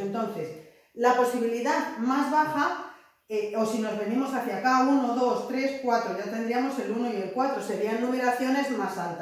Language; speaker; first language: Spanish; native; Spanish